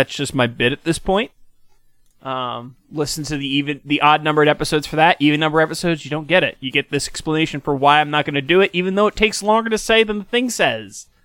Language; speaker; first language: English; native; English